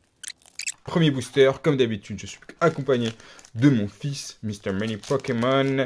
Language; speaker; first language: French; native; French